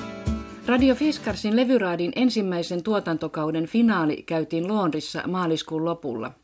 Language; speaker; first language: Finnish; native; Finnish